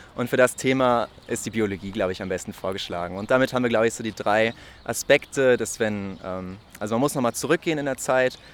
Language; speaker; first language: German; native; German